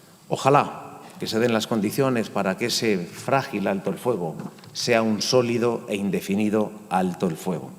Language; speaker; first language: Spanish; native; Spanish